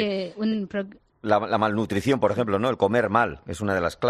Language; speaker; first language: Spanish; native; Spanish